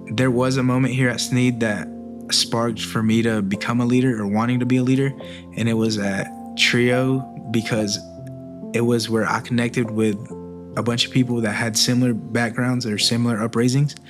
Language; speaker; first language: English; early bilingual, other home language; Spanish